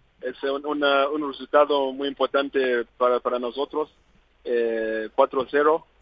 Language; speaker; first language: Spanish; non-native, learner; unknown